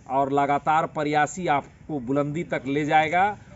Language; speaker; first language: Hindi; native; Hindi